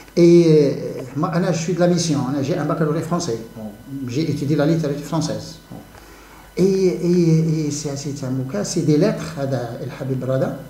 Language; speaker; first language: French; non-native, local second language; Arabic